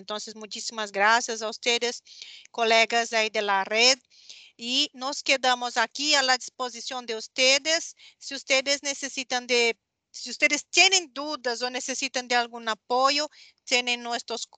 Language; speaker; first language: Spanish; non-native, fluent; Portuguese